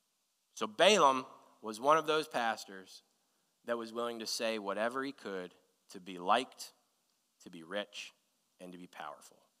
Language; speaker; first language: English; native; English